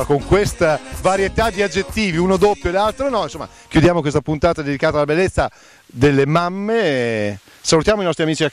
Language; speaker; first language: Italian; native; Italian